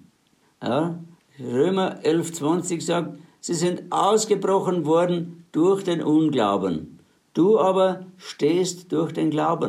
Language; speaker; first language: German; native; German